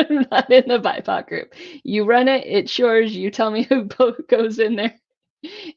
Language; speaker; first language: English; native; English